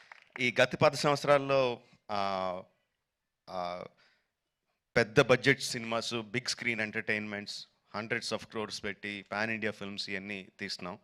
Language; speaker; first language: Telugu; native; Telugu